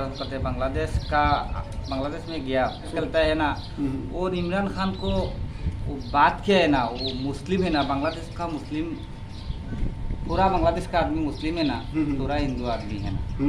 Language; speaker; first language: Hindi; non-native, learner; Bangla